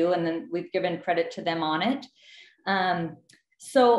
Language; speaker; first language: English; native; English